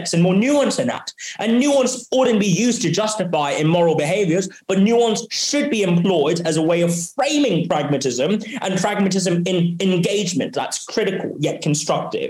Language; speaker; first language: English; non-native, local second language; Cantonese